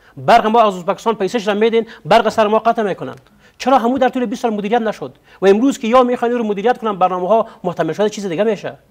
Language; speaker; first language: Persian; non-native, local second language; Pashto